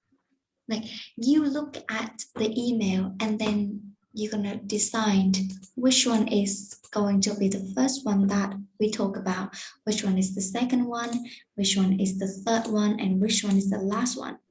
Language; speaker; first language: English; non-native, fluent; Vietnamese